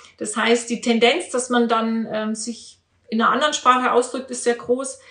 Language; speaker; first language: German; native; German